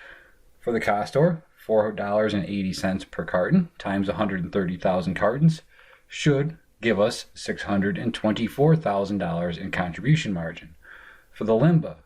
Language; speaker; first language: English; native; English